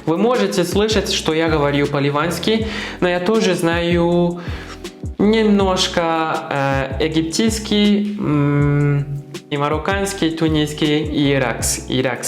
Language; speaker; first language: Russian; non-native, learner; Spanish